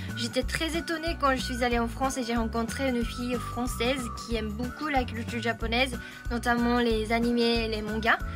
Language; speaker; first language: French; non-native, fluent; Japanese